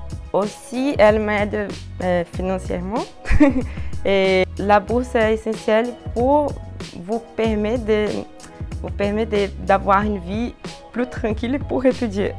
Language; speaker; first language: French; non-native, fluent; Portuguese